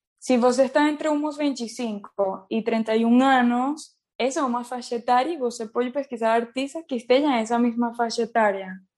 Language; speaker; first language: Portuguese; non-native, learner; Spanish